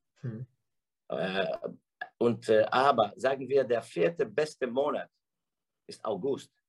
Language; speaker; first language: German; non-native, fluent; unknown